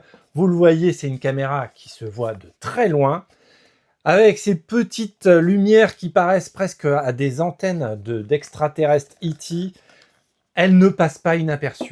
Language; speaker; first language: French; native; French